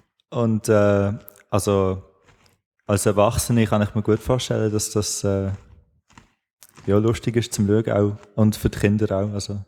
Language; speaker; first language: German; native; German